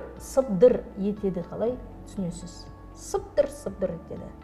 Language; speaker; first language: Kazakh; native; Kazakh